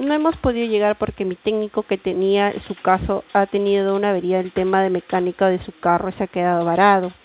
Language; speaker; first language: Spanish; native; Spanish